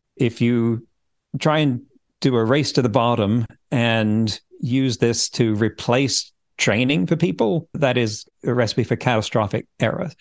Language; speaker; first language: English; native; English